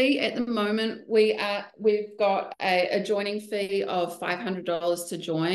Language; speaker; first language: English; native; English